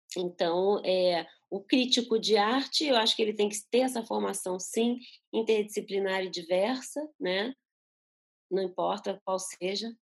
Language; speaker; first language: Portuguese; early bilingual, other home language; Spanish